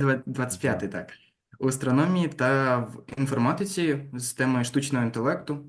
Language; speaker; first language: Ukrainian; non-native, local second language; Russian